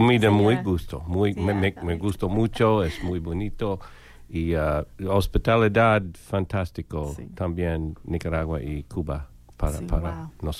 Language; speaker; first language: Spanish; non-native, learner; English